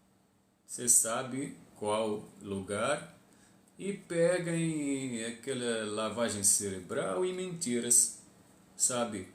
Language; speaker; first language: Portuguese; non-native, fluent; Arabic